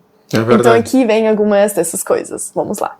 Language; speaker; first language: Portuguese; non-native, fluent; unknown